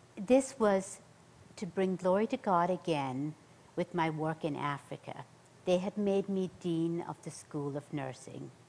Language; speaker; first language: English; native; English